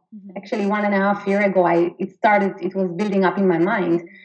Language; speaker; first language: English; non-native, fluent; Hebrew